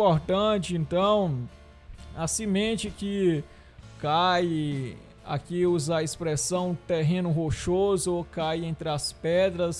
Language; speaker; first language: Portuguese; native; Portuguese